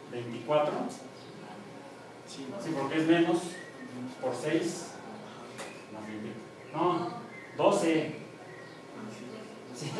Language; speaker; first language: Spanish; native; Spanish